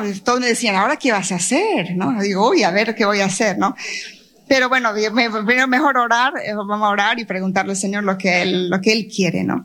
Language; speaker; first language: Spanish; native; Spanish